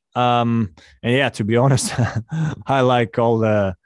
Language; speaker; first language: English; non-native, fluent; Russian